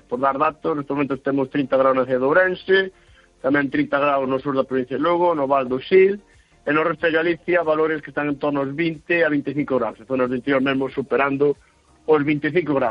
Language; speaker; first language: Spanish; non-native, local second language; Galician